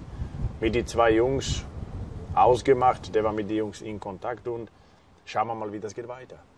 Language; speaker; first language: German; non-native, fluent; Slovak